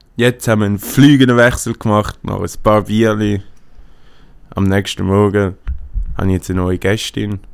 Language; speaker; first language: German; native; German